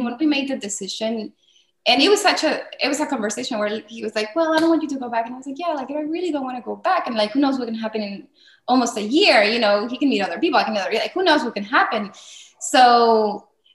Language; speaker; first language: English; non-native, fluent; Spanish